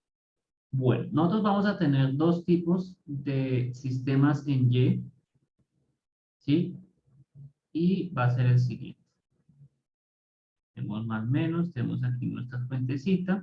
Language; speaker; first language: Spanish; native; Spanish